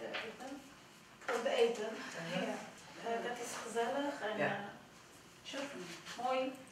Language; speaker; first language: Dutch; non-native, learner; Armenian